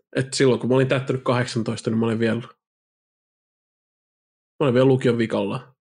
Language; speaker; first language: Finnish; native; Finnish